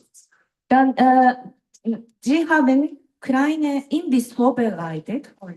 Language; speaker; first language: German; non-native, fluent; Japanese